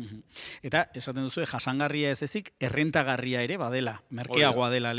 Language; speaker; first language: Basque; native; Basque